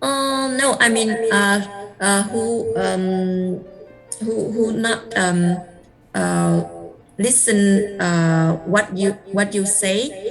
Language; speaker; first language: English; non-native, learner; Vietnamese